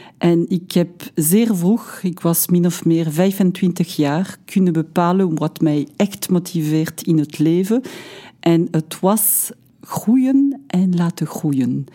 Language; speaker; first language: Dutch; non-native, local second language; French